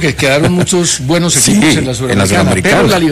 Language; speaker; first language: Spanish; native; Spanish